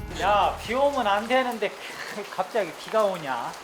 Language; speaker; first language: Korean; native; Korean